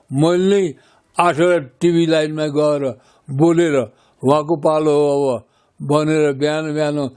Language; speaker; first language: Nepali; native; Nepali